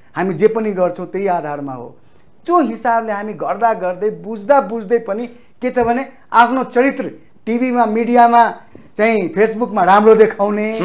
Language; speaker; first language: Nepali; non-native, local second language; Maithili